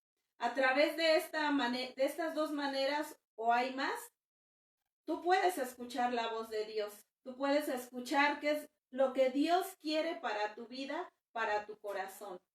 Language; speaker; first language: Spanish; native; Spanish